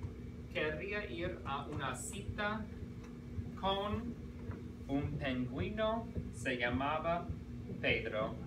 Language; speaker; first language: Spanish; non-native, fluent; English